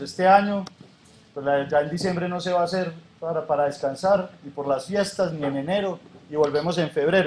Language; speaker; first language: Spanish; native; Spanish